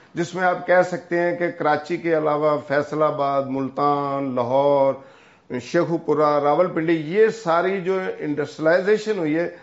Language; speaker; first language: Urdu; non-native, local second language; Punjabi